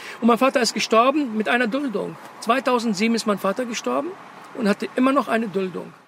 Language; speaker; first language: German; early bilingual, other home language; Arabic